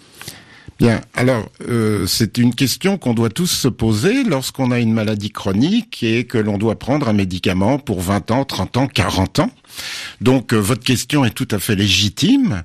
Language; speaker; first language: French; native; French